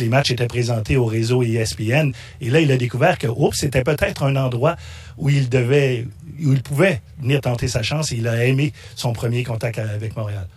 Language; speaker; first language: French; native; French